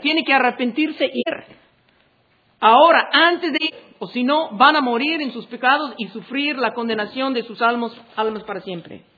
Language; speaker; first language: Spanish; non-native, fluent; English